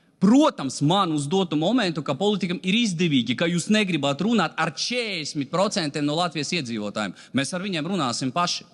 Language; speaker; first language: Latvian; non-native, local second language; Russian